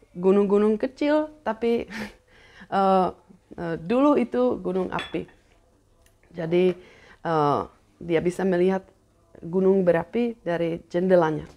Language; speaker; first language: Indonesian; non-native, fluent; Czech